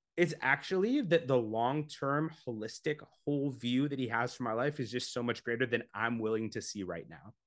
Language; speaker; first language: English; native; English